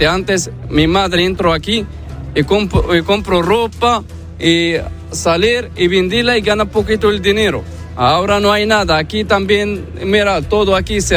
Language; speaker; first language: Spanish; non-native, learner; Arabic